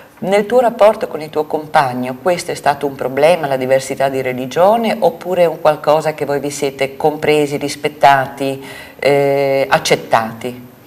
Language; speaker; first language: Italian; native; Italian